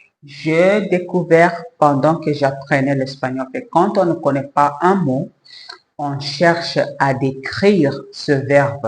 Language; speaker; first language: French; non-native, learner; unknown